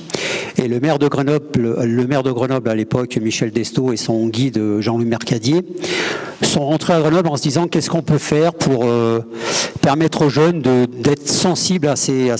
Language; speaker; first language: French; native; French